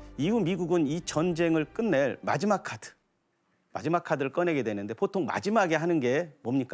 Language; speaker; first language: Korean; native; Korean